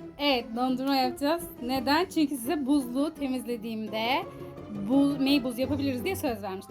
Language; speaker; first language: Turkish; native; Turkish